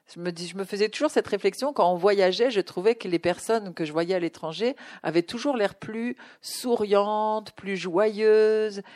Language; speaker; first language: French; native; French